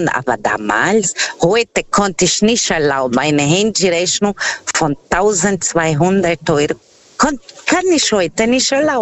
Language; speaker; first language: German; non-native, fluent; Portuguese